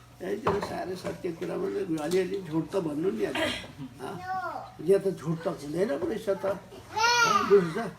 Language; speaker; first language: Nepali; native; Nepali